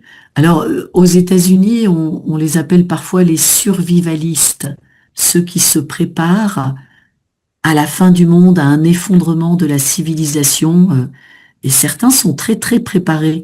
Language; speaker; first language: French; native; French